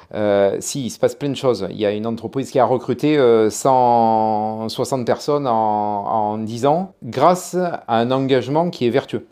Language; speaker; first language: French; native; French